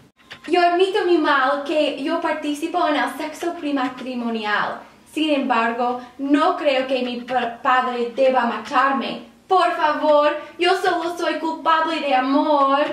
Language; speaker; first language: Spanish; non-native, learner; English